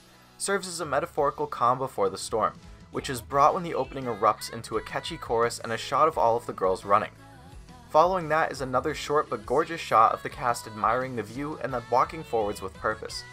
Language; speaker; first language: English; native; English